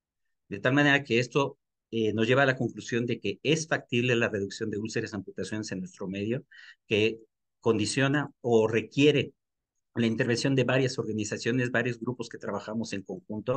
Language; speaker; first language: Spanish; native; Spanish